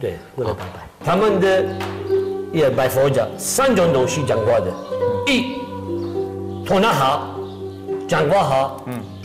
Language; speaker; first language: Chinese; non-native, learner; Persian